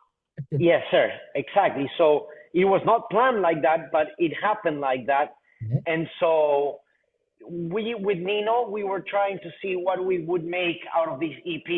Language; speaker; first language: English; non-native, fluent; Spanish